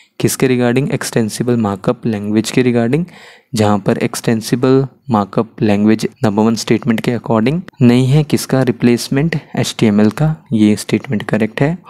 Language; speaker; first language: Hindi; native; Hindi